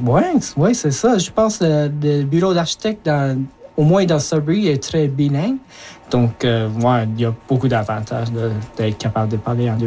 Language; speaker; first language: French; early bilingual, other home language; Japanese